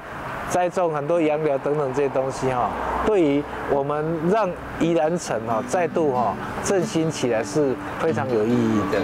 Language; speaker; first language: Chinese; native; Chinese